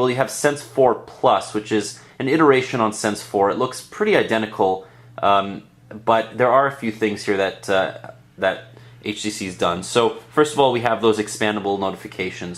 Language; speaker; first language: English; native; English